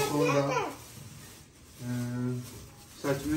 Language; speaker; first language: Turkish; non-native, learner; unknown